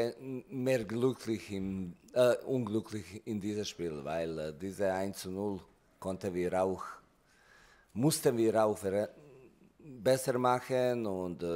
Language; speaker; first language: German; non-native, learner; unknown